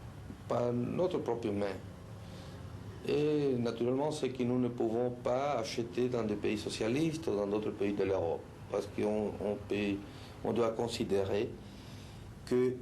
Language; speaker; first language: French; non-native, fluent; Spanish